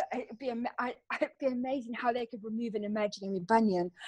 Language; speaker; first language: English; native; English